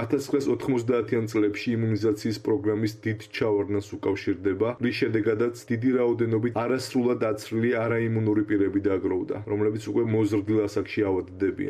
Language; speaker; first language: Georgian; native; Georgian